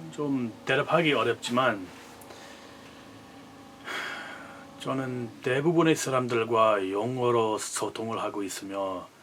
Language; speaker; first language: Korean; non-native, fluent; English